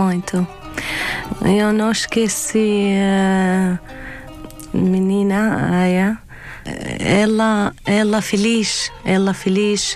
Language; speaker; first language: Portuguese; non-native, learner; Arabic